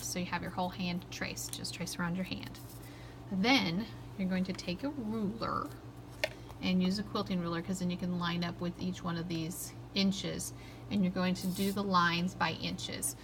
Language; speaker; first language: English; native; English